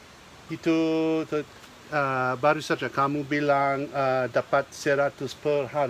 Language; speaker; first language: Indonesian; non-native, learner; English